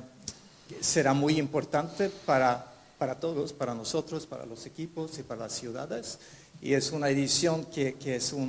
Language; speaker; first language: Spanish; non-native, fluent; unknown